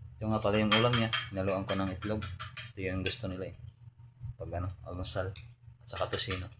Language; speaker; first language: Filipino; non-native, local second language; Cebuano